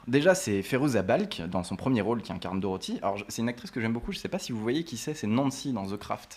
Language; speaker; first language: French; native; French